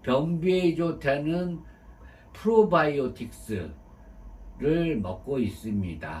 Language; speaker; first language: Korean; native; Korean